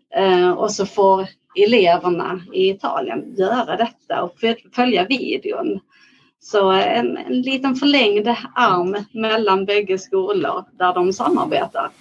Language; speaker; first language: Swedish; native; Swedish